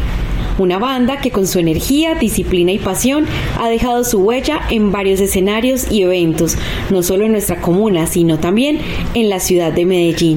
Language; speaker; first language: Spanish; native; Spanish